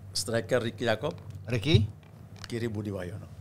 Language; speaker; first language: Indonesian; native; Indonesian